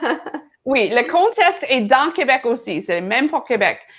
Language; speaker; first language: French; non-native, learner; English